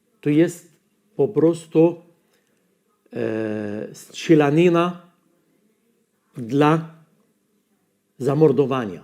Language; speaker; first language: Polish; non-native, learner; Arabic